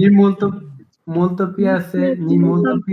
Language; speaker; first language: Italian; non-native, learner; Bangla